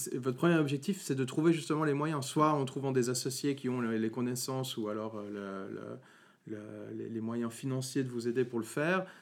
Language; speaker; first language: French; native; French